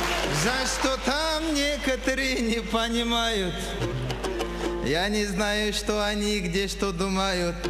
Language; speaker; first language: Russian; non-native, local second language; Kyrgyz